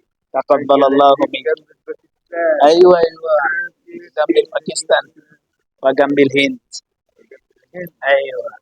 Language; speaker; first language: Arabic; non-native, learner; Bangla